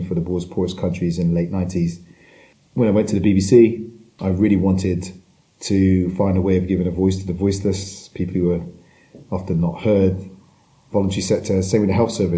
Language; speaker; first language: English; native; English